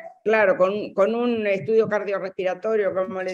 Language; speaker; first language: Spanish; native; Spanish